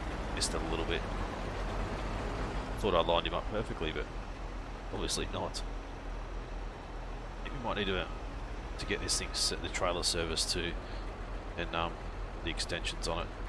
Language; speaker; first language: English; native; English